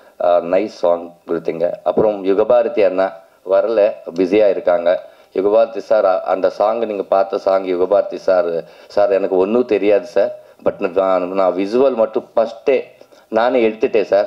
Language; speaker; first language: Tamil; non-native, learner; Telugu